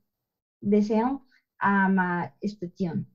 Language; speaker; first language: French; non-native, learner; Spanish